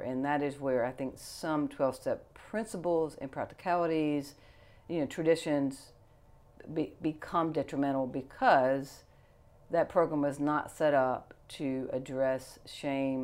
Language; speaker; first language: English; native; English